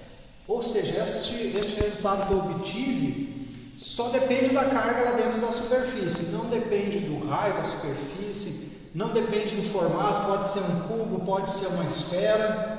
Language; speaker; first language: Portuguese; native; Portuguese